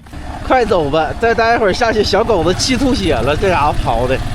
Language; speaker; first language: Chinese; native; Chinese